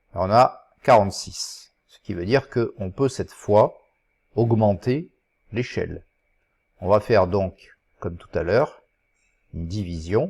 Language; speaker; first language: French; native; French